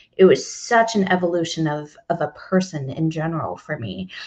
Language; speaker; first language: English; native; English